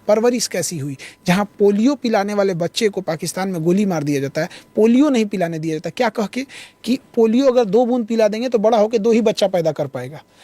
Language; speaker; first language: Hindi; native; Hindi